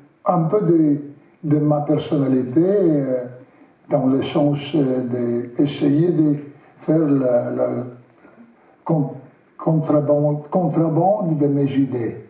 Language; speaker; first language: French; non-native, learner; Russian